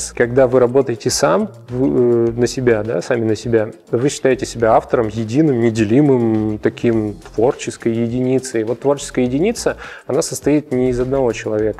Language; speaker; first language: Russian; native; Russian